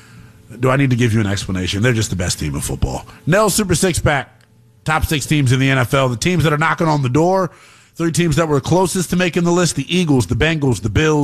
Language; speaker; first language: English; native; English